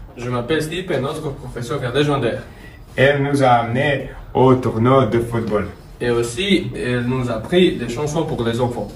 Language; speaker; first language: French; non-native, learner; Croatian